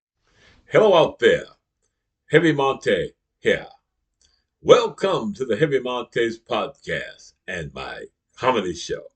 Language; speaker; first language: English; native; English